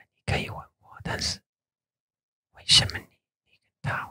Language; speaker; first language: Chinese; non-native, learner; English